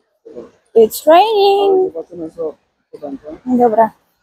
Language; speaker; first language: Polish; native; Polish